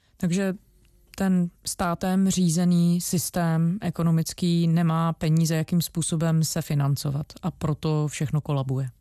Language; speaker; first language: Czech; native; Czech